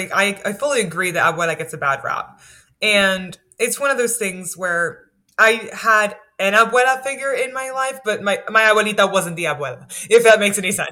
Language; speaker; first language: English; native; English